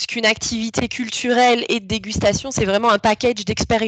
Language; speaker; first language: French; native; French